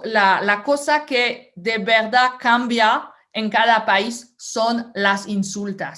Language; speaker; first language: Spanish; non-native, fluent; French